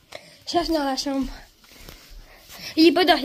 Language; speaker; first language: French; native; French